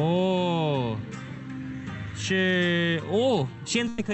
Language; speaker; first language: Chinese; non-native, fluent; English